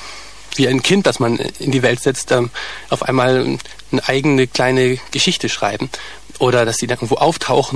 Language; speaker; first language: German; native; German